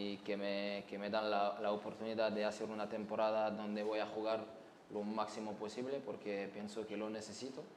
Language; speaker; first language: Spanish; non-native, learner; French